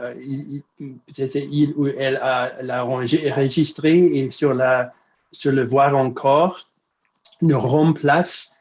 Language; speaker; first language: French; non-native, fluent; English